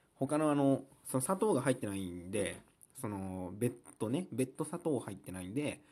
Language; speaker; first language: Japanese; native; Japanese